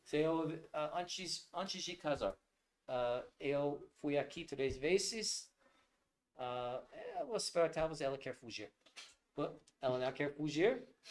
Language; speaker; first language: Portuguese; non-native, learner; English